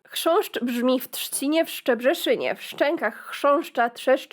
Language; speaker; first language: Polish; native; Polish